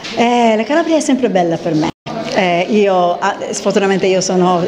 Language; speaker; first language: Italian; non-native, learner; English